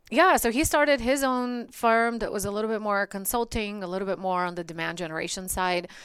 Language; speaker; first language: English; early bilingual, other home language; Bulgarian